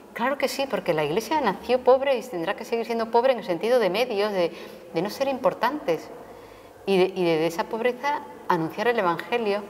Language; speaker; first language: Spanish; native; Spanish